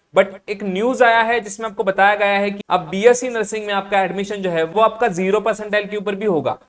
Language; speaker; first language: Hindi; non-native, local second language; Marathi